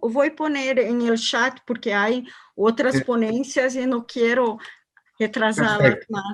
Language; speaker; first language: Spanish; non-native, learner; Portuguese